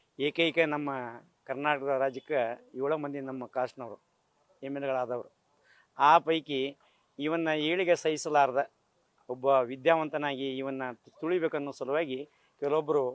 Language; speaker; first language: Kannada; non-native, local second language; Lambadi